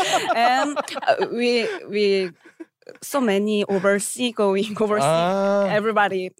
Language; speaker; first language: English; non-native, learner; Korean